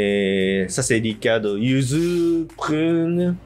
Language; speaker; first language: French; non-native, learner; Japanese